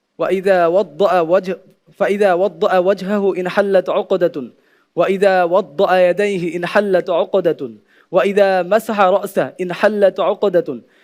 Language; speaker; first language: Arabic; non-native, fluent; Bangla